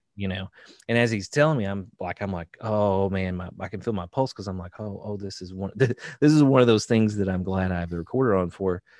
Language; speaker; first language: English; native; English